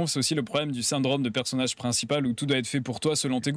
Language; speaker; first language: French; native; French